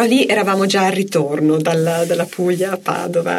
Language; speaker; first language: Italian; native; Italian